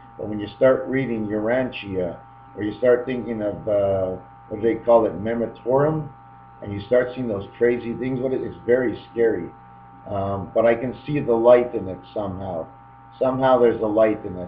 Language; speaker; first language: English; native; English